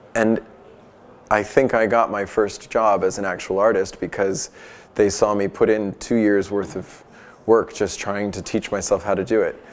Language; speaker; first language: English; native; English